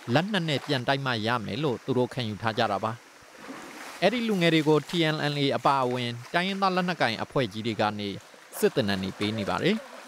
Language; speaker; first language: Burmese; native; Burmese